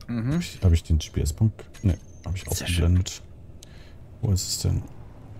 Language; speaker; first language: German; native; German